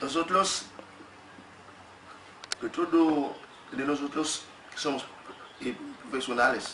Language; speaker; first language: Spanish; non-native, learner; Haitian Creole